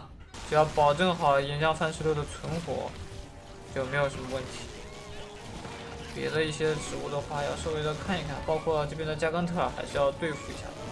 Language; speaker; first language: Chinese; native; Chinese